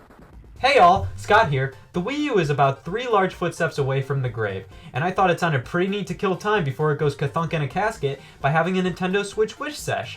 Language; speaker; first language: English; native; English